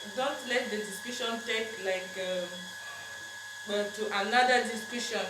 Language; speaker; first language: English; non-native, learner; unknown